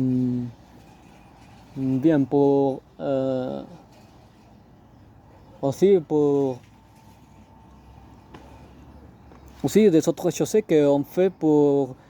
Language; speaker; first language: French; non-native, learner; Spanish